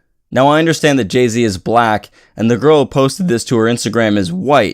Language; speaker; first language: English; native; English